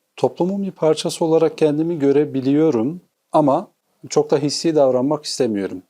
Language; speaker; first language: Turkish; native; Turkish